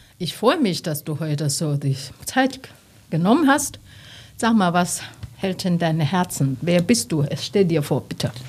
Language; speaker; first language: German; non-native, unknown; Chinese